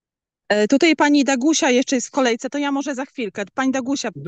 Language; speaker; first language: Polish; native; Polish